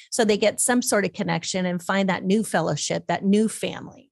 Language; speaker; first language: English; native; English